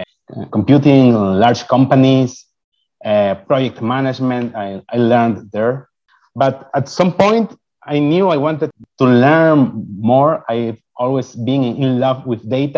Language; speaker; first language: English; non-native, fluent; Spanish